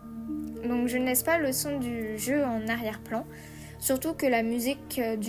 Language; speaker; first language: French; native; French